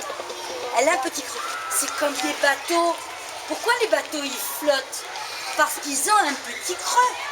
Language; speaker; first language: French; native; French